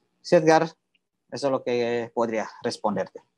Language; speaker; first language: Spanish; non-native, learner; Indonesian